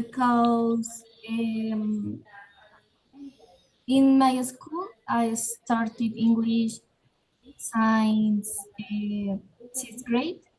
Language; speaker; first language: English; non-native, learner; Spanish